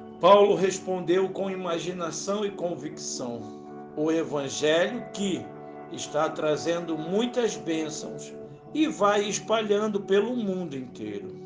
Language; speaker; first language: Portuguese; native; Portuguese